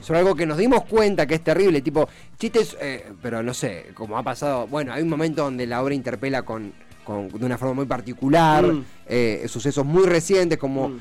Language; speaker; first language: Spanish; native; Spanish